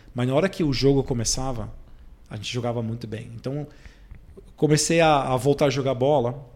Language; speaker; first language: Portuguese; non-native, fluent; Dutch